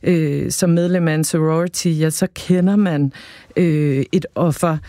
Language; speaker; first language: Danish; native; Danish